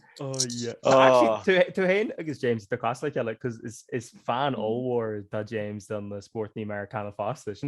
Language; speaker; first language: Irish; native; Irish